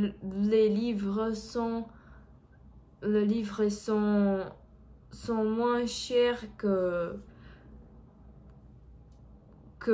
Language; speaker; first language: French; non-native, learner; Portuguese